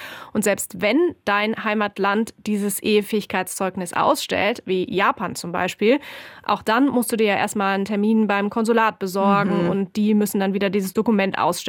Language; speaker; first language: German; native; German